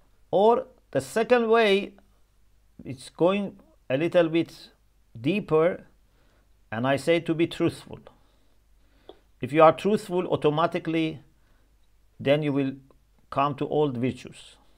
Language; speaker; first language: English; non-native, fluent; Persian